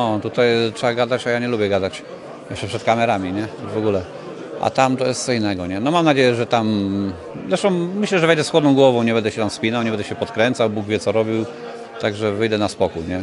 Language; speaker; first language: Polish; native; Polish